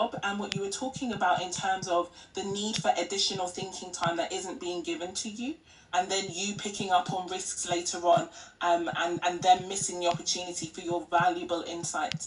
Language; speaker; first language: English; non-native, local second language; Yoruba